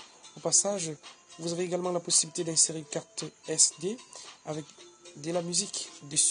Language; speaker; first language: French; native; French